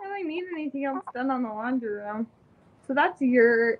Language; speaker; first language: English; native; English